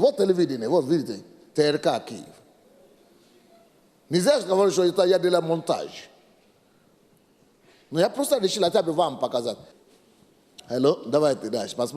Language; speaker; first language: Russian; non-native, fluent; Yoruba